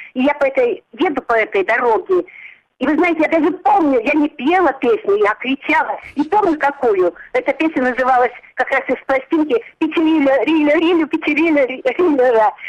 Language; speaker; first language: Russian; native; Russian